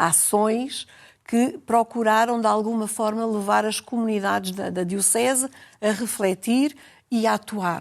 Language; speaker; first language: Portuguese; native; Portuguese